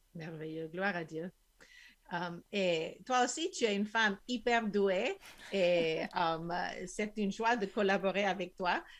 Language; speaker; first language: French; non-native, fluent; Spanish